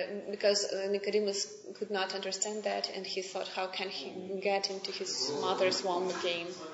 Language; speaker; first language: English; non-native, fluent; Ukrainian